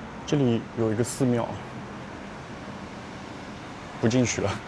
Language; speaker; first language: Chinese; native; Chinese